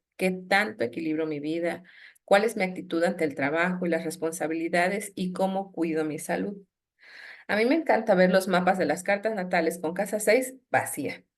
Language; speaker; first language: Spanish; native; Spanish